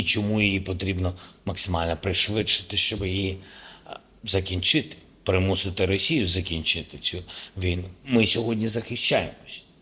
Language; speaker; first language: Ukrainian; non-native, local second language; Russian